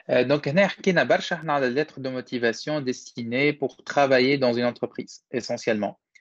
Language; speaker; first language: French; non-native, local second language; Arabic